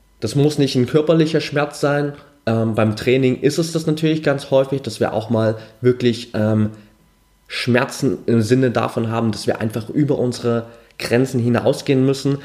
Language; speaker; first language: German; native; German